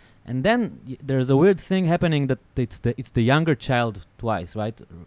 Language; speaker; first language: English; non-native, fluent; Hebrew